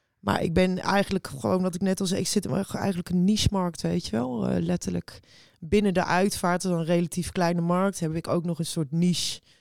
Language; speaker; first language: Dutch; native; Dutch